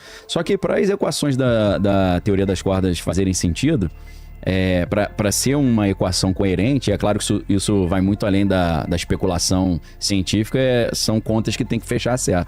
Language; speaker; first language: Portuguese; native; Portuguese